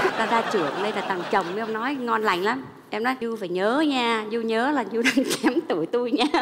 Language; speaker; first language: Vietnamese; early bilingual, heritage; Vietnamese